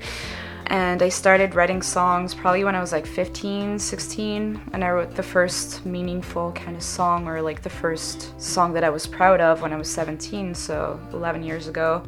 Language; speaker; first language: English; non-native, fluent; French